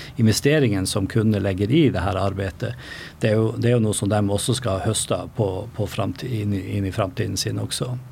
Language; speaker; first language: Swedish; non-native, fluent; Norwegian